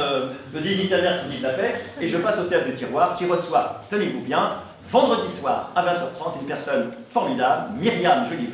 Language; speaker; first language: French; native; French